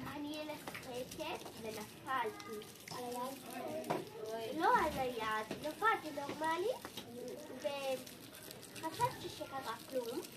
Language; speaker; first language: Hebrew; non-native, learner; Portuguese